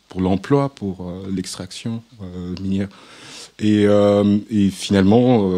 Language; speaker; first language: French; non-native, local second language; Swahili